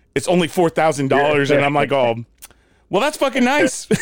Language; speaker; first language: English; native; English